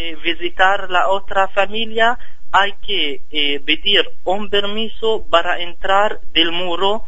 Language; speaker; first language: Spanish; non-native, fluent; Arabic